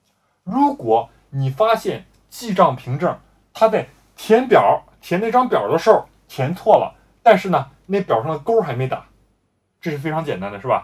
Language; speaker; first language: Chinese; native; Chinese